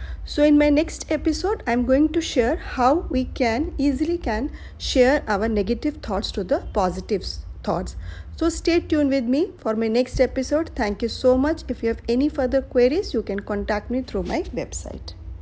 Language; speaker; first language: English; non-native, local second language; Hindi